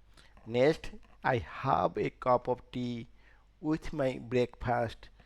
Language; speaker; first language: English; non-native, fluent; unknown